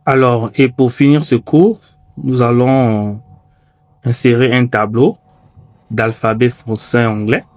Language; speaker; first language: French; non-native, fluent; Chinese